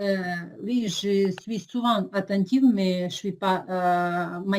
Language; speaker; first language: French; non-native, learner; Ukrainian